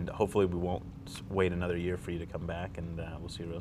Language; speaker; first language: English; native; English